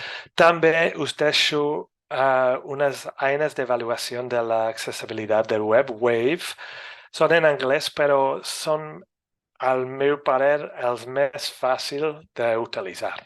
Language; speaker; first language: Catalan; non-native, fluent; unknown